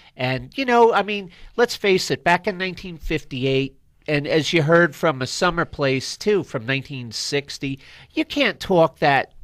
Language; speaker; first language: English; native; English